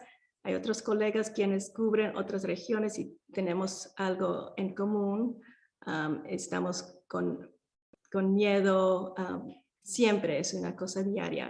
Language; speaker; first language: Spanish; early bilingual, heritage; Spanish